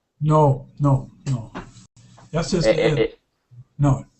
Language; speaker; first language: Spanish; non-native, learner; English